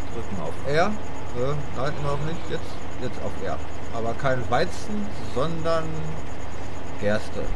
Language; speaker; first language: German; native; German